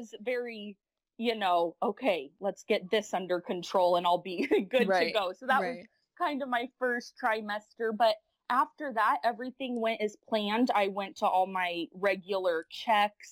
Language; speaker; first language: English; native; English